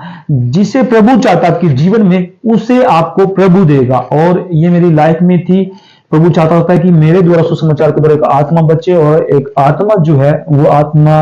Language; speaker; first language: Hindi; native; Hindi